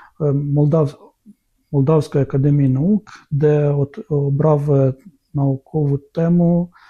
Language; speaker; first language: Ukrainian; non-native, local second language; Romanian